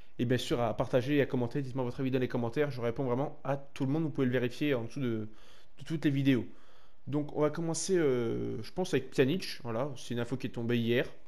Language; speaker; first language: French; native; French